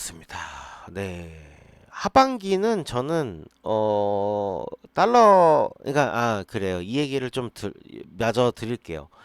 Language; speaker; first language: Korean; native; Korean